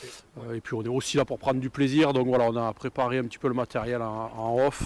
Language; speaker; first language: French; native; French